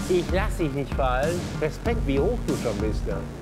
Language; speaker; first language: German; native; German